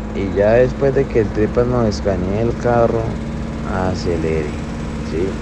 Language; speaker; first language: Spanish; native; Spanish